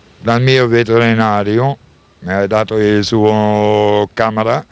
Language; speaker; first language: Italian; non-native, learner; German